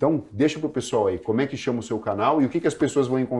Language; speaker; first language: Portuguese; native; Portuguese